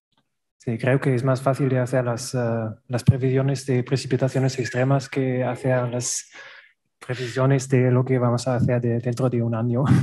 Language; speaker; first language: Spanish; non-native, learner; German